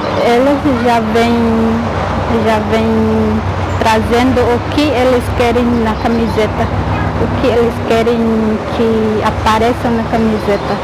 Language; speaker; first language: Portuguese; non-native, local second language; Guarani